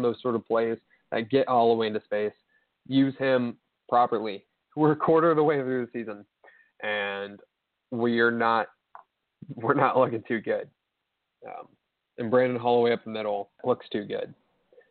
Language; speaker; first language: English; native; English